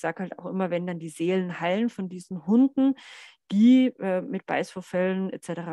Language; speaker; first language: German; native; German